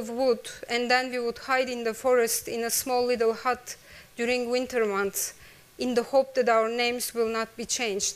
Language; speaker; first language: English; non-native, fluent; Turkish